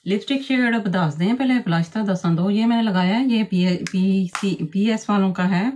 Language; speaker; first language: Urdu; non-native, local second language; Punjabi